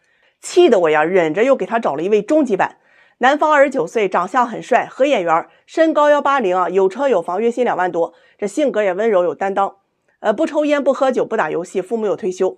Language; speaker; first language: Chinese; native; Chinese